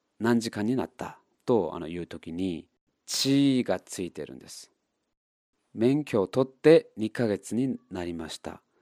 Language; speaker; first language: Japanese; non-native, fluent; Korean